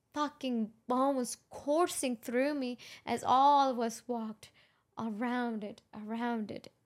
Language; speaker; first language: English; non-native, local second language; Urdu